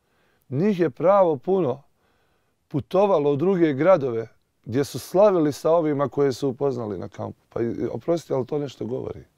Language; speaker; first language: Bosnian; native; Bosnian